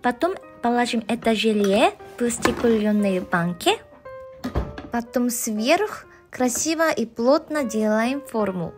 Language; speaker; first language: Russian; non-native, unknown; Korean